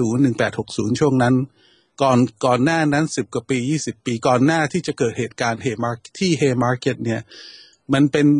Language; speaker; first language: Thai; native; Thai